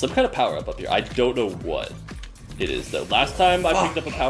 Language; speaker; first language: English; native; English